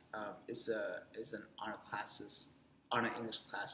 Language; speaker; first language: English; non-native, fluent; Vietnamese